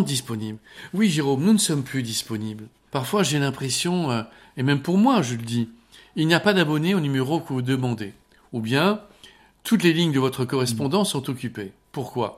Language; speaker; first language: French; native; French